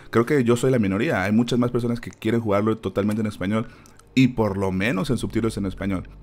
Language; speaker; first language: Spanish; native; Spanish